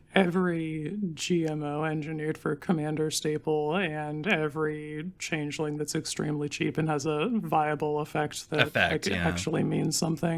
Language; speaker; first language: English; native; English